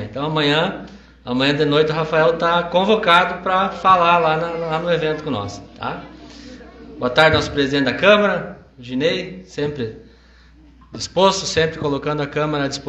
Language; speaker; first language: Portuguese; native; Portuguese